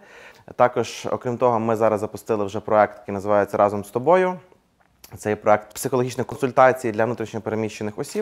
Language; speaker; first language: Ukrainian; native; Ukrainian